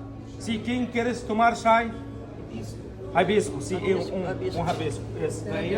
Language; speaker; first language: Portuguese; non-native, learner; Arabic